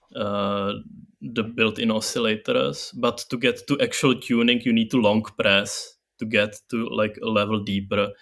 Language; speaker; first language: English; non-native, fluent; Czech